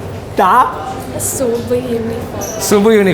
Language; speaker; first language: Romanian; native; Romanian